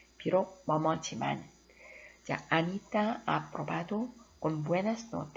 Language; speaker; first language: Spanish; non-native, fluent; Korean